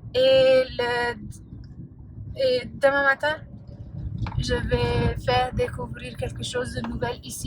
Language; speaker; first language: French; non-native, fluent; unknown